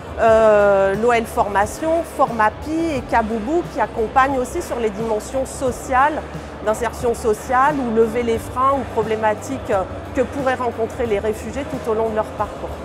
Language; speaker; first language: French; native; French